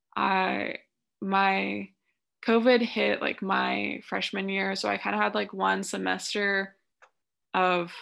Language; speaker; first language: English; native; English